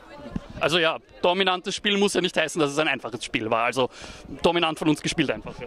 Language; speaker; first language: German; native; German